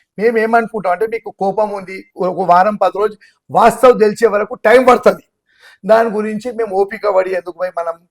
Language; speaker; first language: Telugu; non-native, local second language; Gujarati